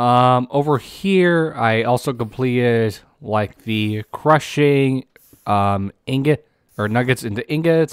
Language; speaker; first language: English; native; English